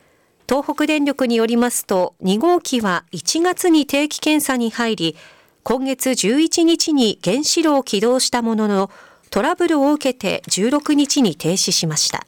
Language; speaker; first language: Japanese; native; Japanese